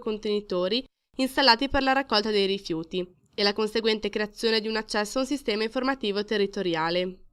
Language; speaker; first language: Italian; native; Italian